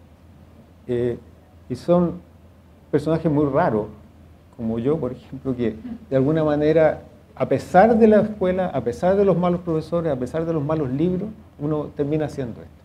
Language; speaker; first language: Spanish; native; Spanish